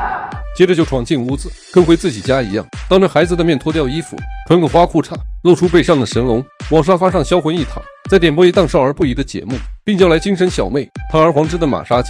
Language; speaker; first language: Chinese; native; Chinese